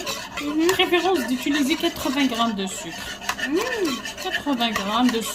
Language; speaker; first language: French; non-native, fluent; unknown